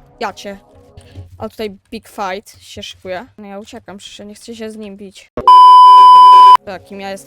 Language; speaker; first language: Polish; native; Polish